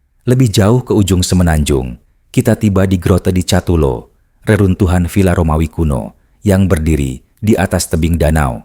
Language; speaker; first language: Indonesian; native; Indonesian